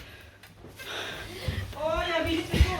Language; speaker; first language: Swedish; early bilingual, other home language; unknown